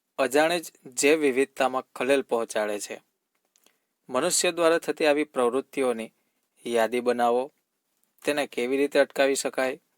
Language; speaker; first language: Gujarati; native; Gujarati